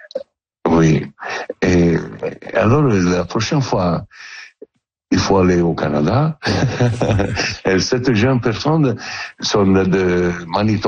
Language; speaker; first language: French; non-native, learner; Italian